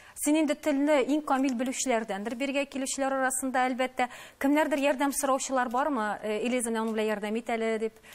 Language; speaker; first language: Tatar; native; Tatar